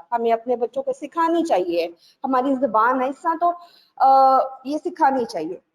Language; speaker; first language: Urdu; native; Urdu